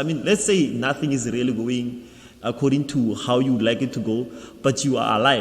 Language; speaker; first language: English; non-native, local second language; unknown